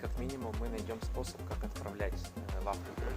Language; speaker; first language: Russian; native; Russian